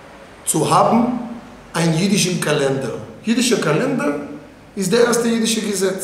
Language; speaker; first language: German; non-native, fluent; Hebrew